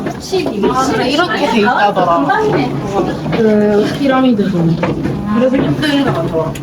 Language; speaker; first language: Korean; native; Korean